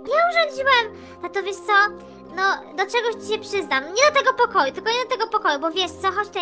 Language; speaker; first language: Polish; native; Polish